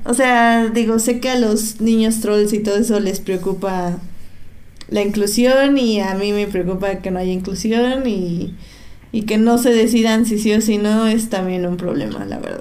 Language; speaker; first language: Spanish; native; Spanish